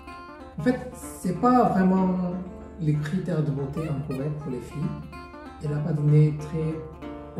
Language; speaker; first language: French; non-native, fluent; Korean